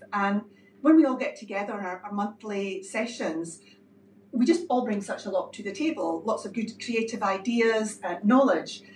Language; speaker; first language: English; native; English